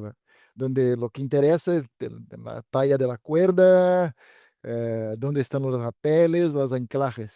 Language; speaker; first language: Spanish; non-native, fluent; Portuguese